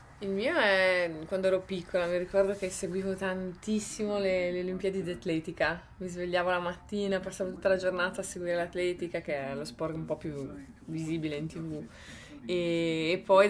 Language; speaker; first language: Italian; native; Italian